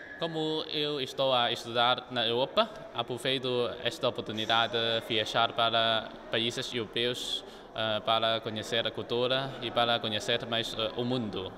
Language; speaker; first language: Portuguese; non-native, local second language; Chinese